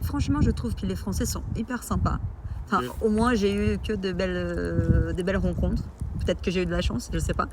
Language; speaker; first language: French; non-native, fluent; Portuguese